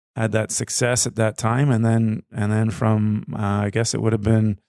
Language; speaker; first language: English; native; English